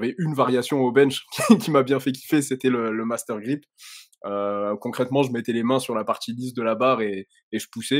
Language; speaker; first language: French; native; French